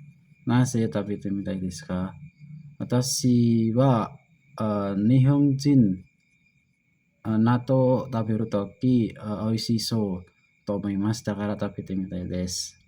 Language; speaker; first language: Japanese; non-native, learner; Indonesian